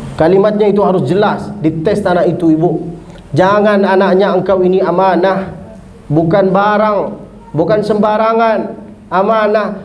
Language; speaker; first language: Malay; non-native, fluent; Arabic